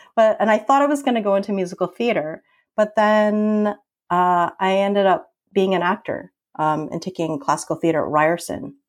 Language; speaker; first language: English; early bilingual, other home language; Filipino